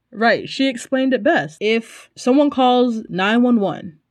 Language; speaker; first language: English; native; English